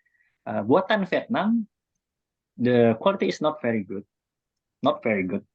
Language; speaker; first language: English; non-native, learner; Indonesian